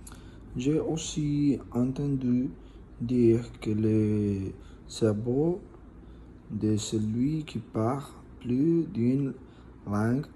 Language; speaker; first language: French; non-native, learner; Spanish